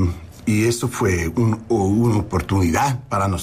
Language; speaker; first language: Spanish; early bilingual, heritage; English